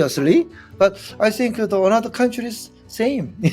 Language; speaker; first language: English; non-native, learner; Korean